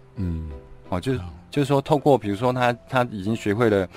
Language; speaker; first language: Chinese; non-native, local second language; Min Nan Chinese